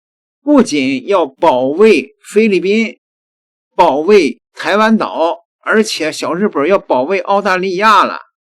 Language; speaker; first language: Chinese; native; Chinese